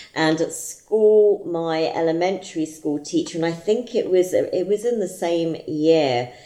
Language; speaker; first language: English; native; English